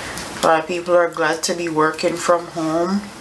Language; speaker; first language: English; native; English